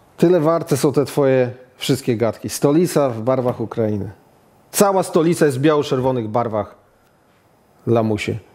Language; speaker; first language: Polish; native; Polish